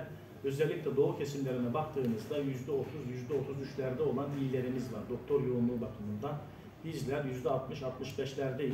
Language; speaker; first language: Turkish; native; Turkish